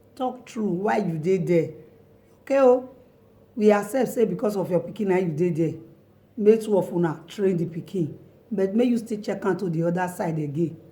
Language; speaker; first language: Nigerian Pidgin; non-native, local second language; Bini